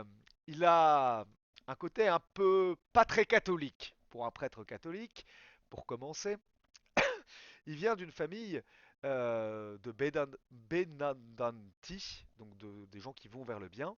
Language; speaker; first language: French; native; French